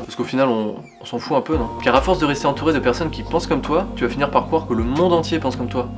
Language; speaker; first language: French; native; French